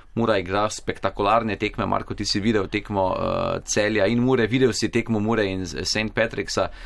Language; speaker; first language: Slovenian; native; Slovenian